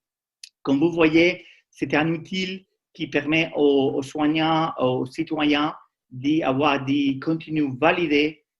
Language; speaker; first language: French; non-native, learner; Spanish